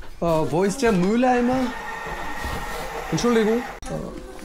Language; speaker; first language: German; non-native, learner; Bangla